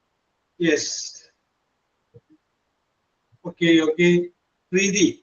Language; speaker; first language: English; non-native, fluent; Malayalam